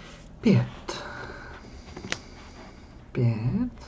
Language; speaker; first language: Czech; native; Czech